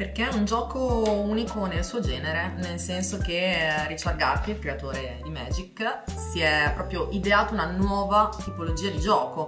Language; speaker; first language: Italian; native; Italian